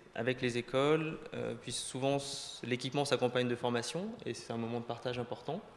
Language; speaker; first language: French; native; French